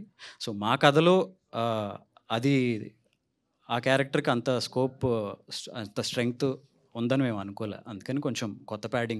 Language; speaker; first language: Telugu; native; Telugu